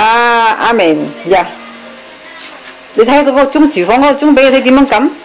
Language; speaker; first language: Cantonese; native; Cantonese